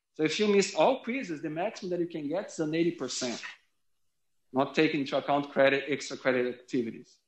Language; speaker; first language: English; non-native, fluent; Portuguese